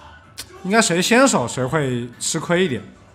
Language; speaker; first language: Chinese; native; Chinese